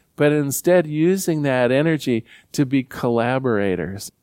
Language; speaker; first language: English; native; English